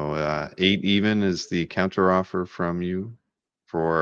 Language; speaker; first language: English; native; English